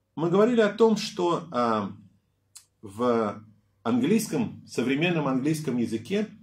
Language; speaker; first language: Russian; native; Russian